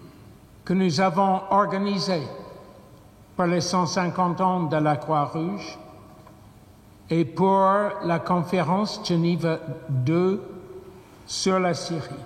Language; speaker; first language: French; non-native, fluent; English